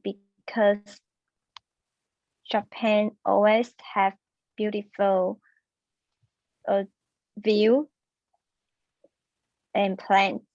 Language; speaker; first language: English; non-native, learner; Chinese